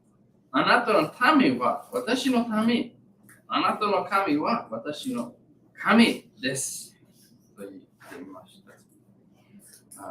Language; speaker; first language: Japanese; non-native, learner; English